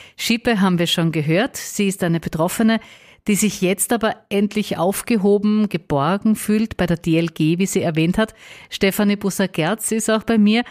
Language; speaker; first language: German; native; German